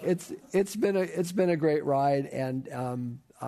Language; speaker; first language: English; native; English